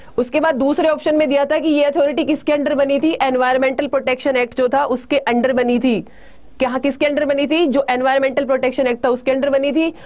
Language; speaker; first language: Hindi; native; Hindi